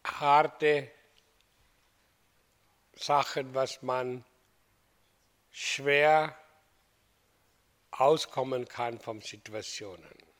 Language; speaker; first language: German; non-native, fluent; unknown